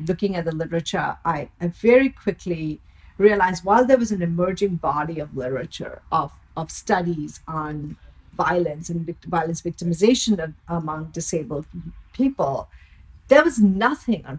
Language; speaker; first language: English; non-native, local second language; Bangla